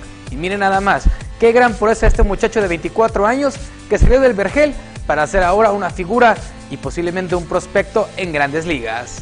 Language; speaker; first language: Spanish; native; Spanish